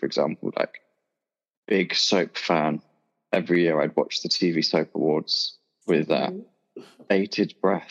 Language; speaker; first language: English; native; English